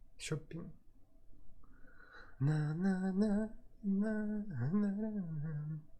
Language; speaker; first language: Korean; non-native, learner; Russian